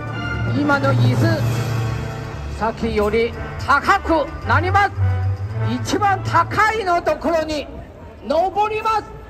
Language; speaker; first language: Japanese; non-native, learner; Chinese